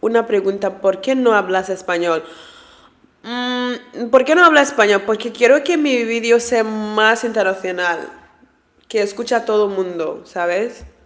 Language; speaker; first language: Spanish; non-native, learner; English